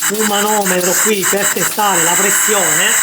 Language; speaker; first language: Italian; native; Italian